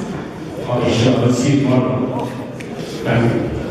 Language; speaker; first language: Indonesian; non-native, learner; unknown